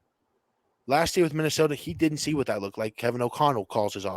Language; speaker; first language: English; native; English